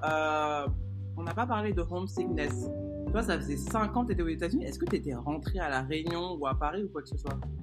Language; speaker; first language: French; native; French